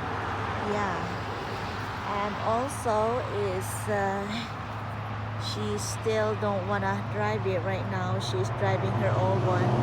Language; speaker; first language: English; non-native, fluent; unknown